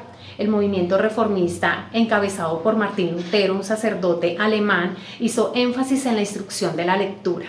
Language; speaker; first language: Spanish; native; Spanish